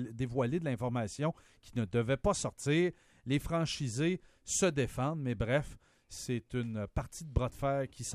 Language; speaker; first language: French; native; French